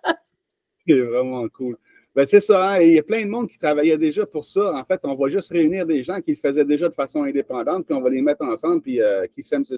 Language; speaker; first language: French; native; French